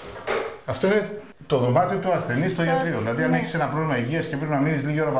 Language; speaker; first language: Greek; native; Greek